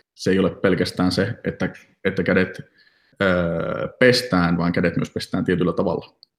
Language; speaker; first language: Finnish; native; Finnish